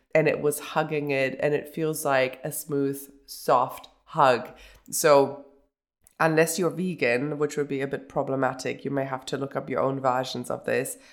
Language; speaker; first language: English; early bilingual, other home language; German